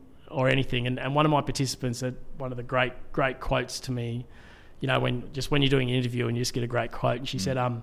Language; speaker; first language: English; native; English